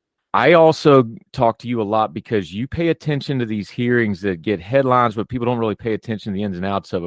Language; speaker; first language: English; native; English